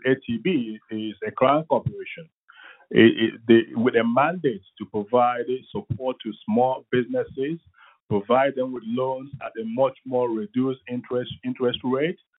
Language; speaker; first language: English; non-native, local second language; Igbo